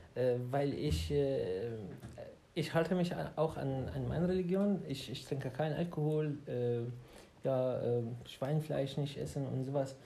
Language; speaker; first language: German; non-native, learner; Arabic